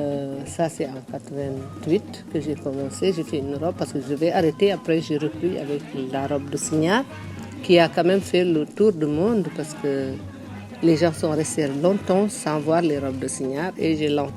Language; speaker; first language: French; non-native, local second language; Wolof